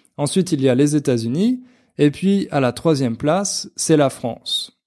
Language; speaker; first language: French; native; French